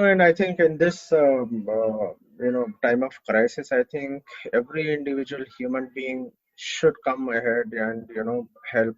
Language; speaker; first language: English; non-native, local second language; Hindi